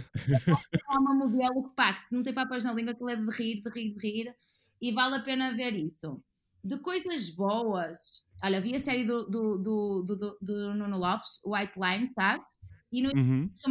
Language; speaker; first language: Portuguese; native; Portuguese